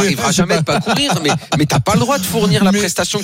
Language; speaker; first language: French; native; French